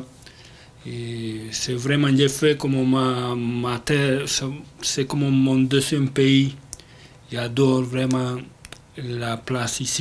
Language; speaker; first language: French; non-native, learner; Spanish